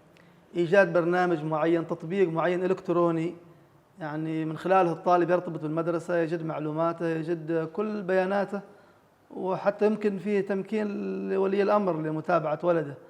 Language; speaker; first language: Arabic; native; Arabic